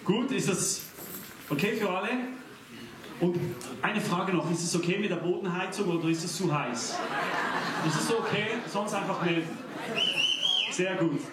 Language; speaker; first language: German; native; German